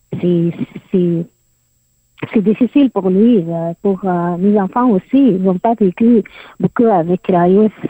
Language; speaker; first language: French; non-native, learner; Arabic